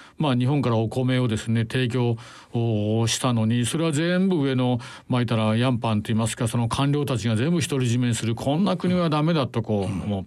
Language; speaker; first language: Japanese; native; Japanese